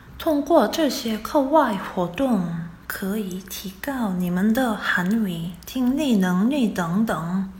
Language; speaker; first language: Chinese; non-native, fluent; Korean